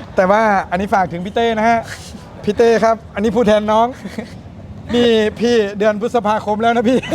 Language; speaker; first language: Thai; native; Thai